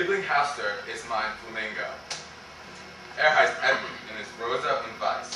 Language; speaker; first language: German; non-native, learner; English